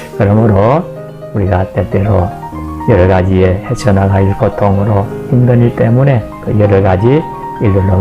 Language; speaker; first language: Korean; native; Korean